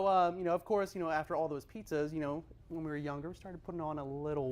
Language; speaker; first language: English; native; English